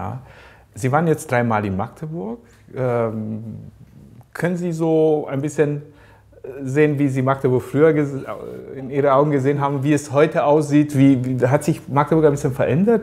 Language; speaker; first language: German; native; German